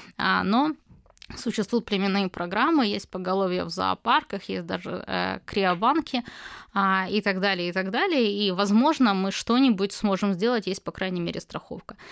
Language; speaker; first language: Russian; native; Russian